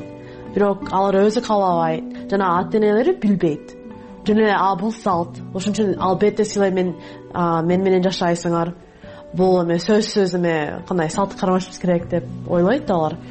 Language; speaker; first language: Kyrgyz; non-native, fluent; English